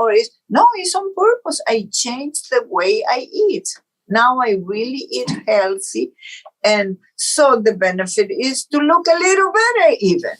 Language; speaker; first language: English; non-native, fluent; Portuguese